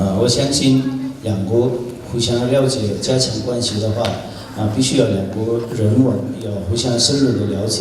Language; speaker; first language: Chinese; non-native, fluent; Nepali